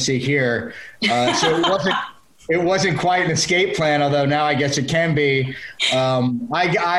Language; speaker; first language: English; native; English